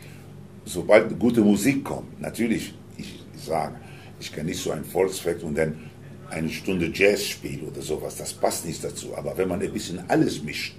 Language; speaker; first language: German; non-native, fluent; Spanish